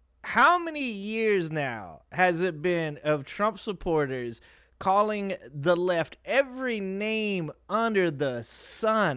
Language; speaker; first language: English; native; English